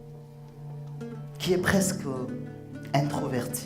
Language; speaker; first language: French; non-native, local second language; Arabic